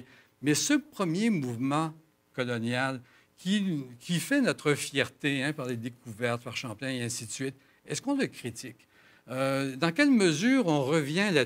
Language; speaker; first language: French; native; French